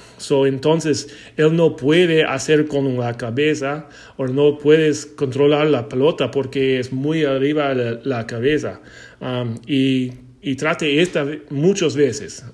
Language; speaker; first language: Spanish; non-native, learner; English